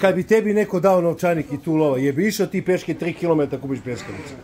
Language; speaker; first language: Croatian; native; Croatian